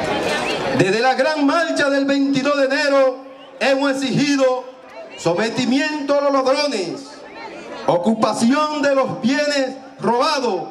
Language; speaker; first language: Spanish; native; Spanish